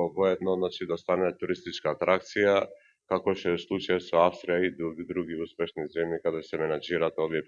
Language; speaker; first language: Macedonian; non-native, local second language; Albanian